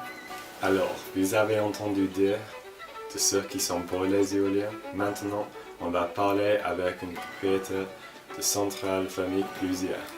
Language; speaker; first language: French; non-native, learner; English